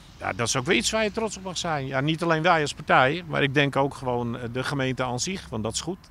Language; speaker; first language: Dutch; native; Dutch